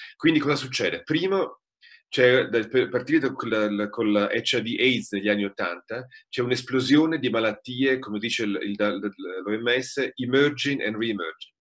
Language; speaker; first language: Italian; native; Italian